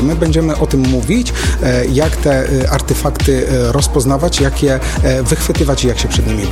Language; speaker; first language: Polish; native; Polish